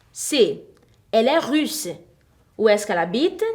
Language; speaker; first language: French; non-native, fluent; Portuguese